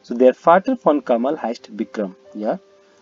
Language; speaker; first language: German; non-native, learner; Hindi